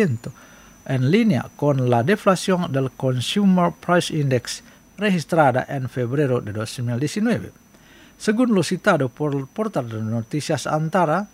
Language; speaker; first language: Spanish; non-native, fluent; Indonesian